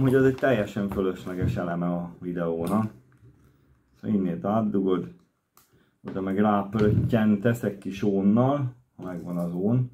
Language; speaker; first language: Hungarian; native; Hungarian